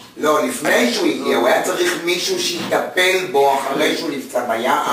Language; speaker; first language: Hebrew; native; Hebrew